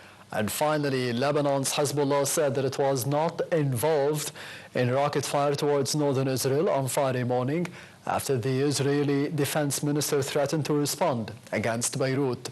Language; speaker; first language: English; non-native, local second language; Arabic